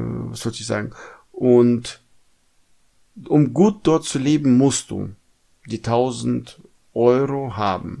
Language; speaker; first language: German; non-native, fluent; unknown